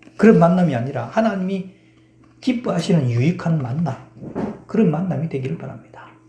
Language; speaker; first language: Korean; native; Korean